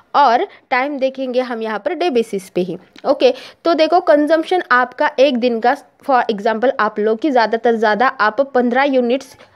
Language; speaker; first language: Hindi; non-native, local second language; Marathi